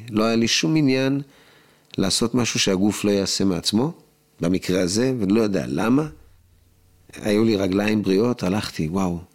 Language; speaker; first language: Hebrew; native; Hebrew